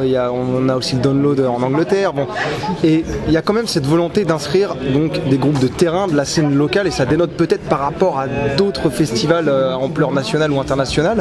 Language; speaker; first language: French; native; French